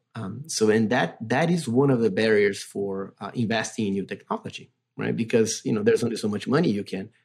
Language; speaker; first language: English; non-native, fluent; Portuguese